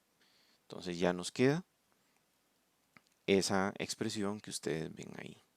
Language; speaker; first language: Spanish; native; Spanish